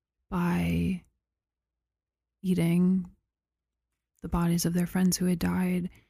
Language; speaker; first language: English; native; English